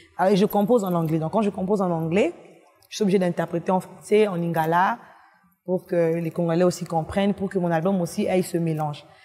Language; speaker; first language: French; non-native, local second language; Lingala